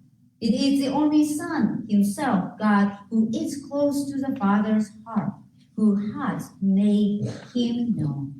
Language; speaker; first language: English; non-native, fluent; Japanese